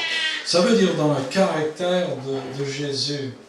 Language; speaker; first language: French; non-native, fluent; English